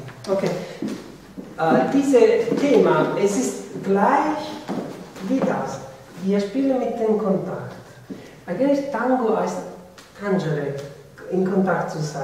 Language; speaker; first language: German; non-native, fluent; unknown